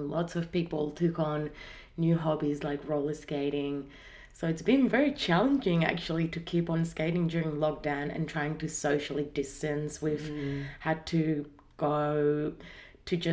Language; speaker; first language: English; non-native, fluent; Spanish